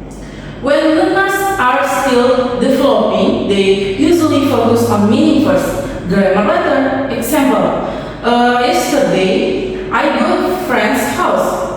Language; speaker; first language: English; non-native, learner; Indonesian